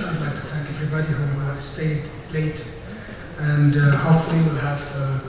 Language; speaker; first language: English; non-native, fluent; Arabic